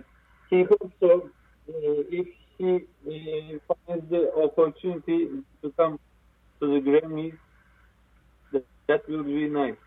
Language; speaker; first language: English; non-native, learner; Turkish